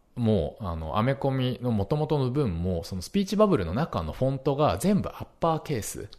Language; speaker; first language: Japanese; native; Japanese